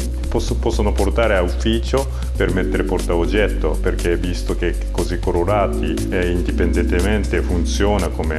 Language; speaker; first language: Italian; non-native, fluent; Japanese